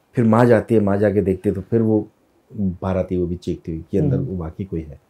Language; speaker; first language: Hindi; native; Hindi